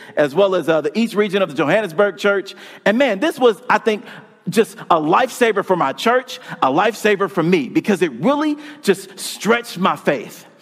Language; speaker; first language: English; native; English